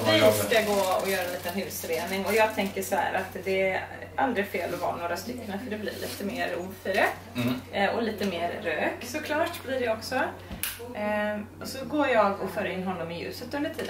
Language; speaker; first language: Swedish; native; Swedish